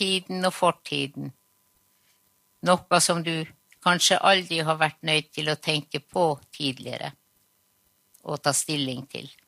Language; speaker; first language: Norwegian; non-native, local second language; Northern Sami